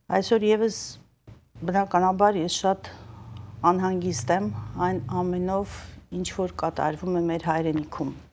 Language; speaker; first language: Armenian; native; Armenian